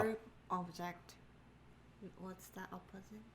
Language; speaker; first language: English; non-native, learner; Korean